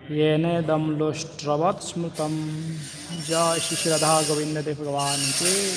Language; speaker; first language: Hindi; non-native, local second language; Marathi